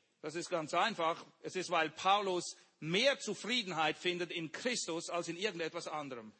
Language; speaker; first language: German; native; German